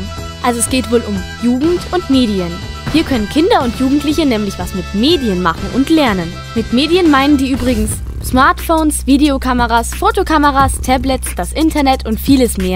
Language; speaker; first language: German; native; German